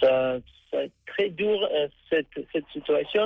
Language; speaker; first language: French; non-native, learner; Russian